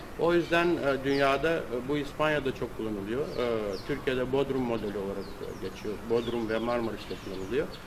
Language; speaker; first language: Turkish; native; Turkish